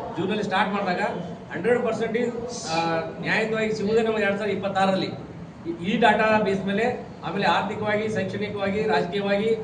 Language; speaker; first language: Kannada; non-native, local second language; Lambadi